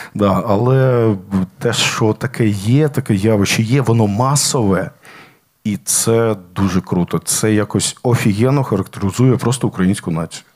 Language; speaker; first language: Ukrainian; non-native, local second language; Russian